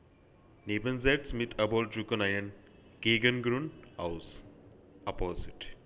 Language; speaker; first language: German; non-native, learner; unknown